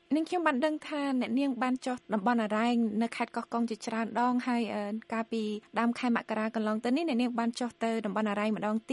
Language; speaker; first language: Khmer; native; Khmer